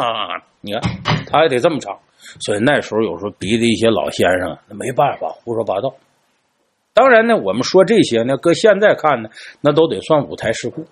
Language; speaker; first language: Chinese; native; Chinese